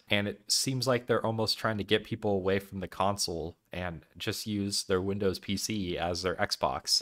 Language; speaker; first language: English; native; English